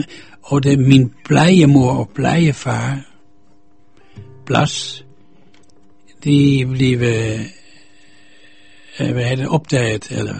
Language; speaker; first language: Danish; non-native, fluent; Dutch